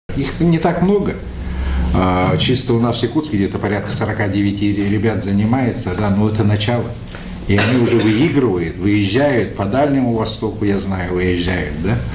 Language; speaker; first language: Russian; native; Russian